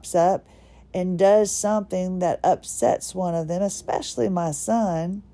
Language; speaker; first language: English; early bilingual, other home language; Swedish